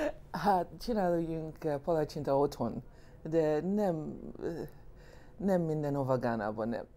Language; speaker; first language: Hungarian; early bilingual, heritage; English